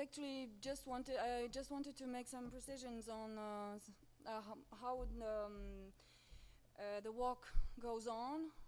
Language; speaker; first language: English; non-native, fluent; Romanian